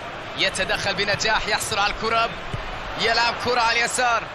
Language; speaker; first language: Arabic; native; Arabic